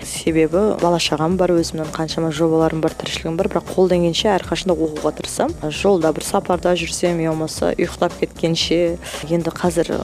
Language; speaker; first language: Kazakh; non-native, local second language; Russian